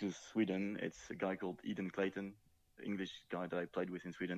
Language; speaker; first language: English; non-native, fluent; French